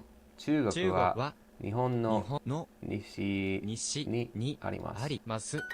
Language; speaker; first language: Japanese; non-native, learner; English